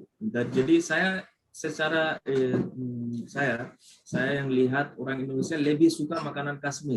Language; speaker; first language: Indonesian; non-native, fluent; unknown